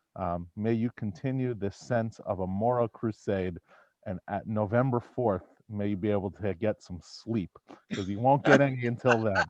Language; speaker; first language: English; native; English